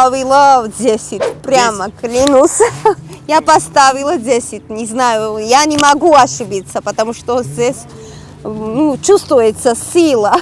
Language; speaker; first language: Russian; non-native, fluent; Georgian